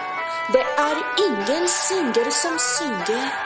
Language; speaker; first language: Norwegian; non-native, learner; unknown